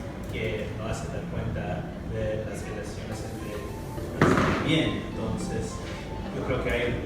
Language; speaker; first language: Spanish; non-native, fluent; English